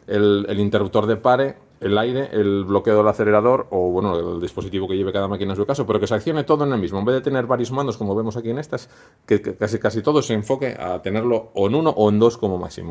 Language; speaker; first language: Spanish; native; Spanish